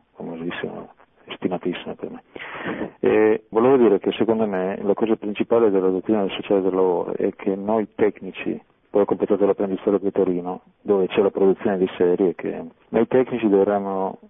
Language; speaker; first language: Italian; native; Italian